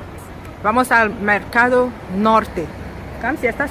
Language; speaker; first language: Spanish; non-native, fluent; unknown